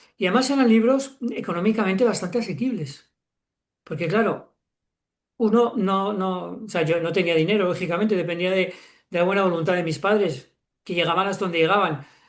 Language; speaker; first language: Spanish; native; Spanish